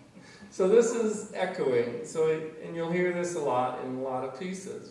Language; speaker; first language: English; native; English